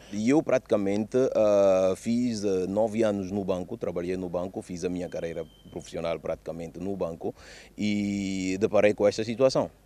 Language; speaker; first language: Portuguese; non-native, local second language; Upper Guinea Crioulo